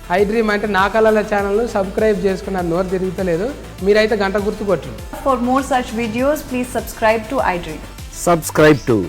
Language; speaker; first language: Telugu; native; Telugu